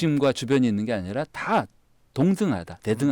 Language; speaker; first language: Korean; native; Korean